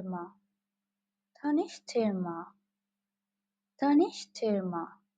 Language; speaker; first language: Turkish; non-native, fluent; Bangla